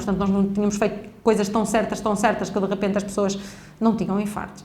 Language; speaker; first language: Portuguese; native; Portuguese